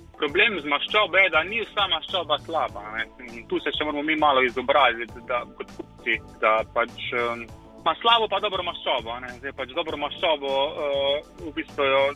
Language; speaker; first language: Slovenian; native; Slovenian